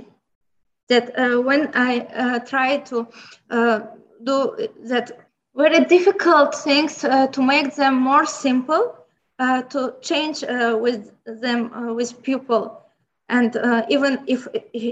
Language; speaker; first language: English; non-native, learner; Azerbaijani